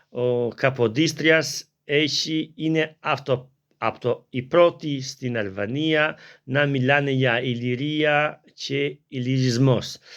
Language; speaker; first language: Greek; non-native, learner; Albanian